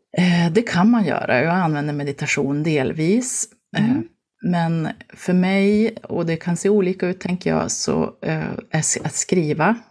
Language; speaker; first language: Swedish; native; Swedish